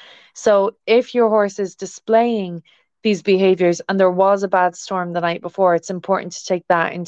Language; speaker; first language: English; native; English